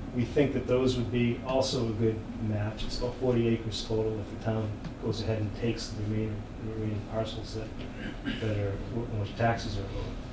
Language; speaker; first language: English; native; English